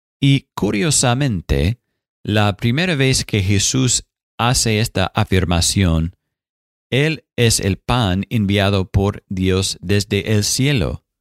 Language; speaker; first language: Spanish; non-native, fluent; English